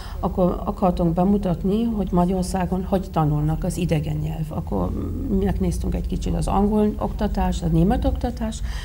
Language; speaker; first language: Hungarian; non-native, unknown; German